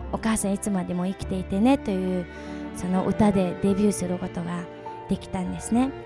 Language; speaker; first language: Japanese; non-native, fluent; Mongolian